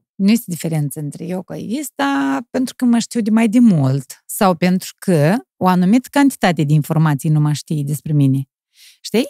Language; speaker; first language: Romanian; native; Romanian